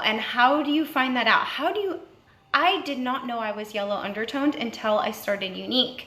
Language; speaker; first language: English; native; English